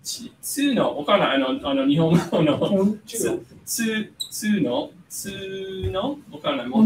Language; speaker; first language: Japanese; non-native, fluent; English